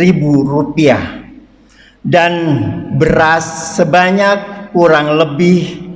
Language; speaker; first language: Indonesian; native; Indonesian